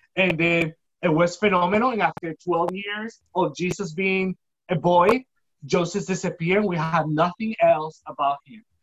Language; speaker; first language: English; non-native, fluent; Spanish